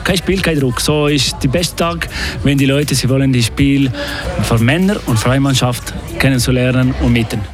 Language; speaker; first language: German; non-native, local second language; French